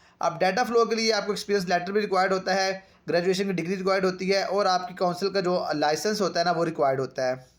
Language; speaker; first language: Urdu; non-native, local second language; Punjabi